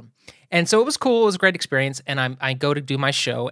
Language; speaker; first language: English; native; English